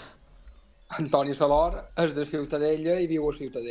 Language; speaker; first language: Catalan; native; Catalan